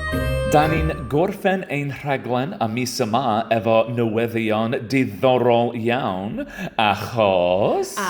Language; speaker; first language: Welsh; non-native, learner; English